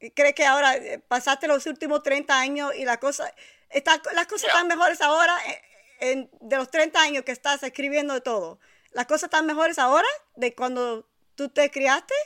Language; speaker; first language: Spanish; early bilingual, heritage; Spanish